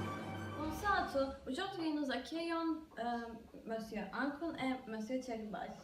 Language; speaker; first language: French; non-native, learner; Turkish